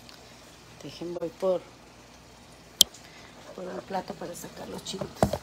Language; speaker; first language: Spanish; native; Spanish